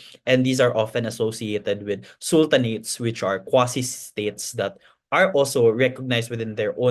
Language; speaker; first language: English; non-native, local second language; Cebuano